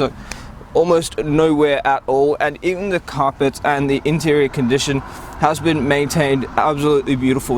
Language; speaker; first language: English; native; English